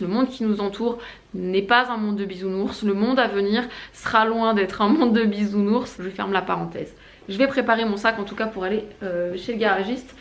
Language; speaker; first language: French; native; French